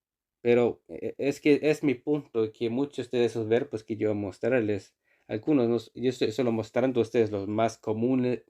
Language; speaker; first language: Spanish; non-native, fluent; Icelandic